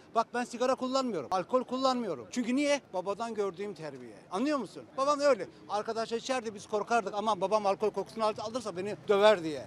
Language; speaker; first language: Turkish; early bilingual, heritage; Turkish